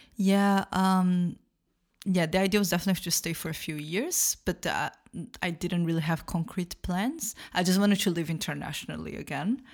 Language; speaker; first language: English; non-native, fluent; Portuguese